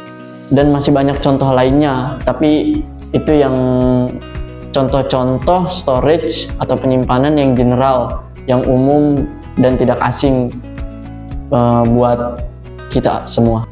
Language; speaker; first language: Indonesian; native; Indonesian